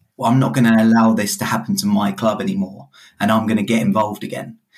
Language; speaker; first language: English; native; English